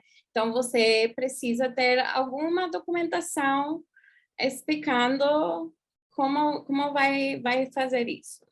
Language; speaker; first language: Portuguese; non-native, fluent; English